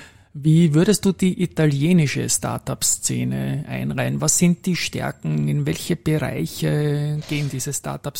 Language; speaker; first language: German; native; German